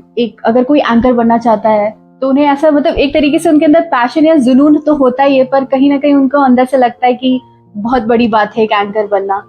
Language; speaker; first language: Hindi; native; Hindi